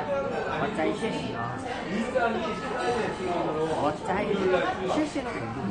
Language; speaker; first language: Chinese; non-native, learner; Korean